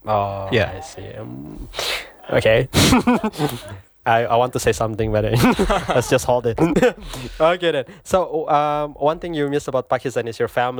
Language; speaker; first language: English; non-native, fluent; Indonesian